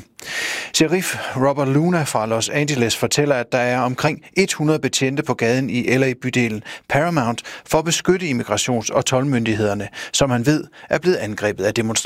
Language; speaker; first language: Danish; native; Danish